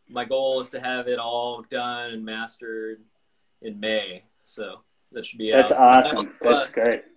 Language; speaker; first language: English; native; English